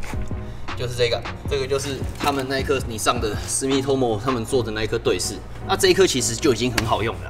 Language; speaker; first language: Chinese; native; Chinese